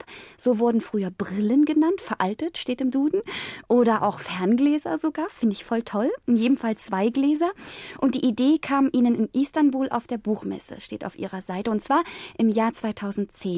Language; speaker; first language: German; native; German